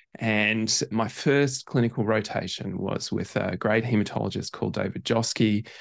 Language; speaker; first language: English; native; English